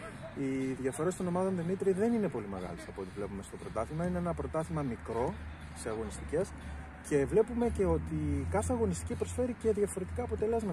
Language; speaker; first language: Greek; native; Greek